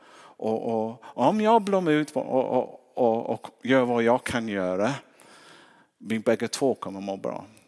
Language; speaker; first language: Swedish; non-native, fluent; English